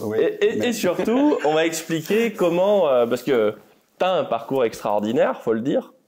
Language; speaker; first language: French; native; French